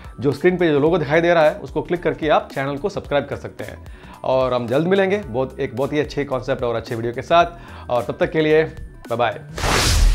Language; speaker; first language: Hindi; non-native, local second language; Tamil